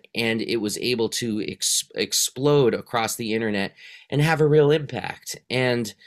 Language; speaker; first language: English; native; English